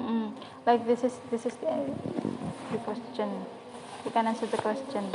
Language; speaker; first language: English; non-native, learner; Indonesian